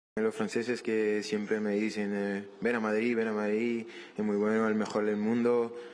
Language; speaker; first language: Spanish; non-native, learner; French